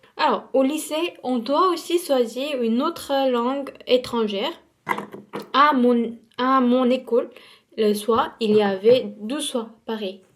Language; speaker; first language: French; non-native, fluent; Korean